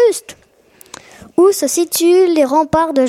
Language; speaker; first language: French; native; French